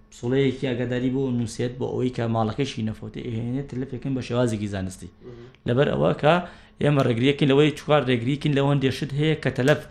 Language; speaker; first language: Central Kurdish; native; Central Kurdish